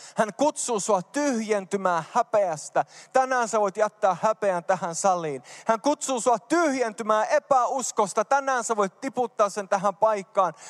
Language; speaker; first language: Finnish; early bilingual, heritage; Finnish